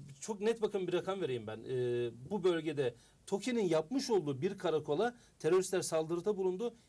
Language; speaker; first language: Turkish; native; Turkish